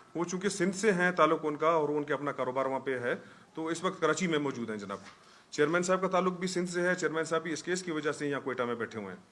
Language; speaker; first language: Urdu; non-native, local second language; Baluchi